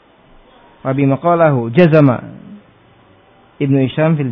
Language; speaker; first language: Arabic; non-native, fluent; Indonesian